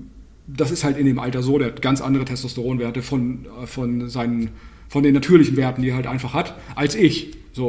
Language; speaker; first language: German; native; German